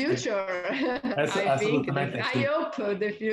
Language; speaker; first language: English; non-native, learner; Italian